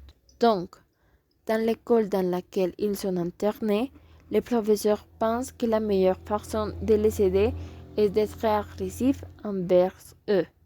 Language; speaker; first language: French; non-native, learner; Spanish